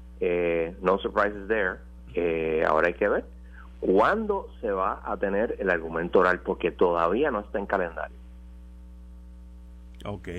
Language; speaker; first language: Spanish; native; Spanish